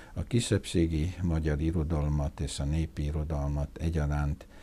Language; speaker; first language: Hungarian; native; Hungarian